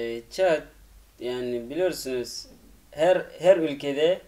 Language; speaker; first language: Turkish; non-native, fluent; Arabic